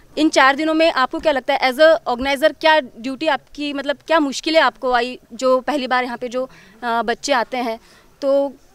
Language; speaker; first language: Hindi; non-native, local second language; Marathi